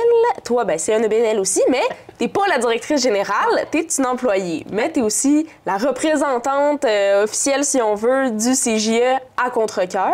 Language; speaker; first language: French; native; French